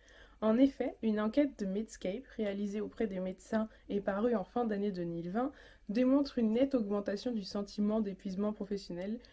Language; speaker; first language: French; native; French